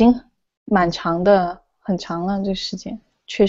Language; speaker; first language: Chinese; native; Chinese